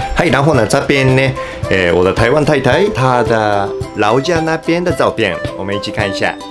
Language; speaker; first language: Chinese; non-native, fluent; Japanese